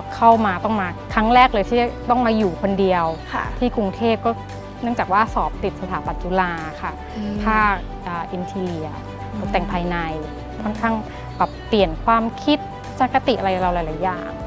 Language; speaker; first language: Thai; native; Thai